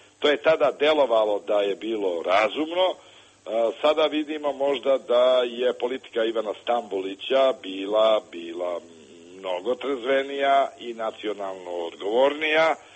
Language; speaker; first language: Serbian; native; Serbian